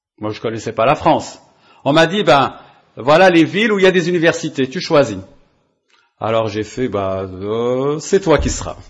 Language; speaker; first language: French; non-native, local second language; Arabic